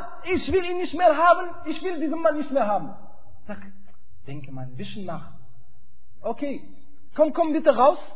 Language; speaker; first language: German; non-native, fluent; Arabic